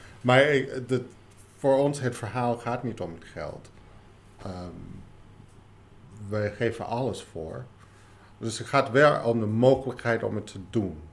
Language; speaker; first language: Dutch; non-native, fluent; English